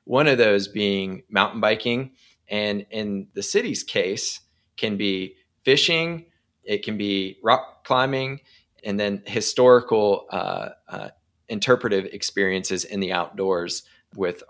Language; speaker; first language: English; native; English